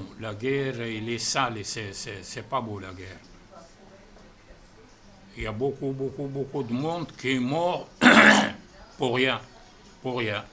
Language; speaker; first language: French; non-native, fluent; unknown